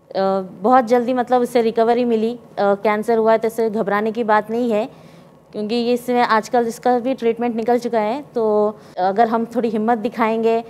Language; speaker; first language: Hindi; native; Hindi